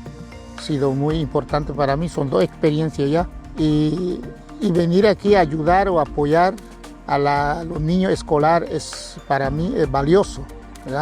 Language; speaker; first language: Spanish; non-native, local second language; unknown